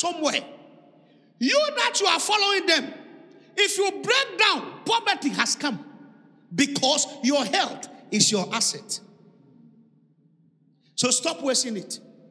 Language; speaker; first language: English; non-native, local second language; Ga